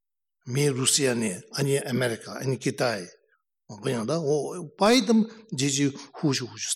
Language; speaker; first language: Russian; non-native, learner; Tibetan